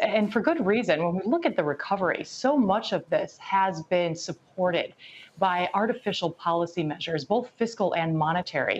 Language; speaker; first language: English; native; English